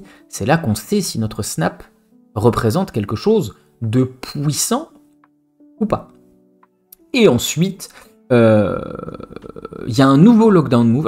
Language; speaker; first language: French; native; French